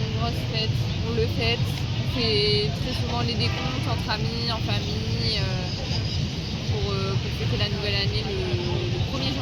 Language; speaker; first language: French; native; French